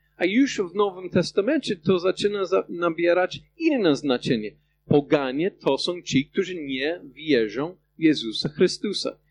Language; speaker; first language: Polish; non-native, fluent; English